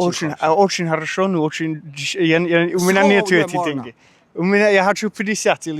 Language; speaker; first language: Russian; non-native, learner; English